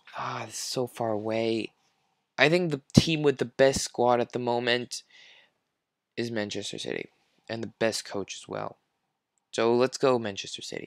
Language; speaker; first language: English; non-native, fluent; French